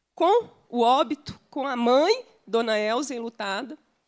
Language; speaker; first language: Portuguese; native; Portuguese